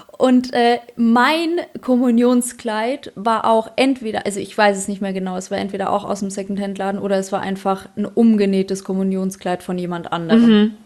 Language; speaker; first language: German; early bilingual, other home language; Polish